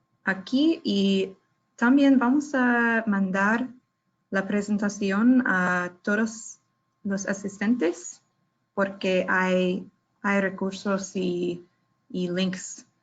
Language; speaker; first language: Spanish; non-native, learner; English